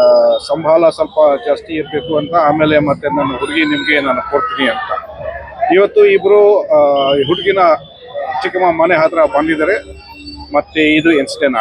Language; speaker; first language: Kannada; non-native, local second language; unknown